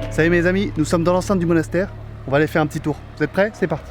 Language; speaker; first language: French; native; French